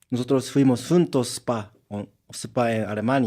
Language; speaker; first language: Spanish; non-native, learner; Japanese